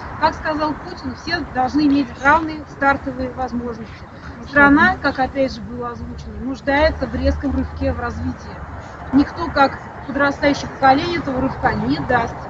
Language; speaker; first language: Russian; native; Russian